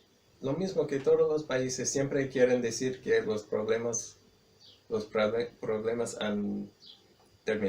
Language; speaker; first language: Spanish; non-native, fluent; English